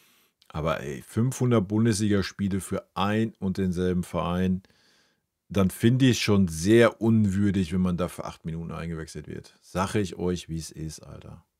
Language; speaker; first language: German; native; German